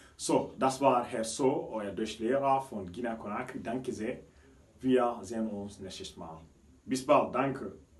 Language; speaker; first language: German; non-native, fluent; French